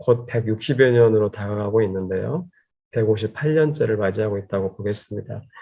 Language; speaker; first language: Korean; native; Korean